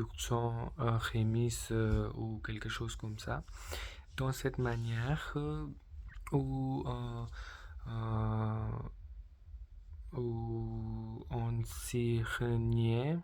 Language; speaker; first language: French; non-native, learner; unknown